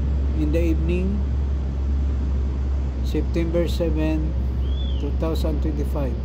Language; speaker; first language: English; non-native, local second language; Filipino